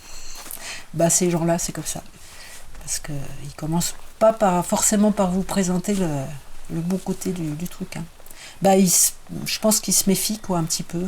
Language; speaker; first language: French; native; French